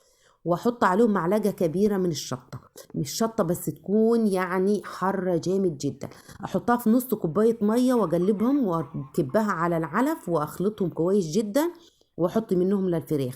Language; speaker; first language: Arabic; native; Arabic